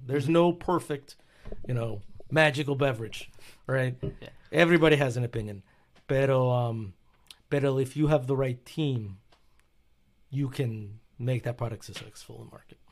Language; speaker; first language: English; early bilingual, other home language; Spanish